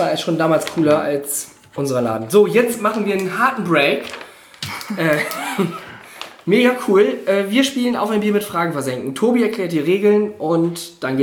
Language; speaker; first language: German; native; German